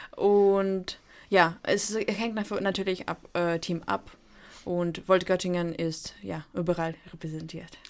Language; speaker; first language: German; non-native, fluent; Ukrainian